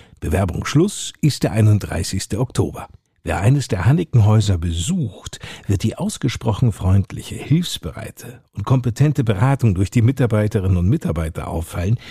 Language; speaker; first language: German; native; German